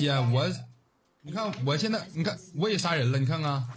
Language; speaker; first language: Chinese; native; Chinese